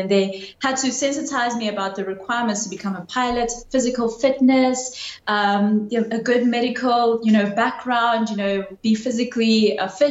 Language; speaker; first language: English; non-native, local second language; Zulu